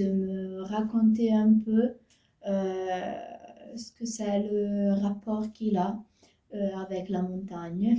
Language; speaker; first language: French; non-native, local second language; Italian